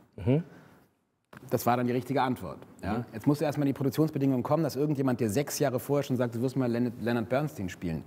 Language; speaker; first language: German; native; German